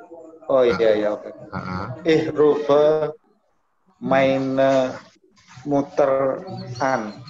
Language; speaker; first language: German; non-native, learner; Indonesian